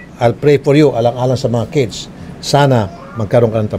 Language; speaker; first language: Filipino; native; Filipino